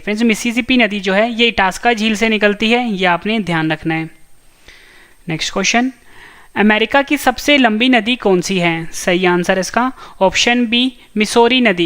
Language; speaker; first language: Hindi; native; Hindi